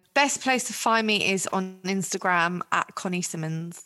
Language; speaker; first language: English; native; English